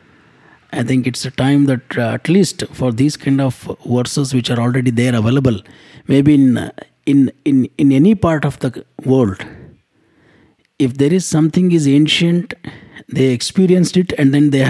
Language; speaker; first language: English; non-native, local second language; Kannada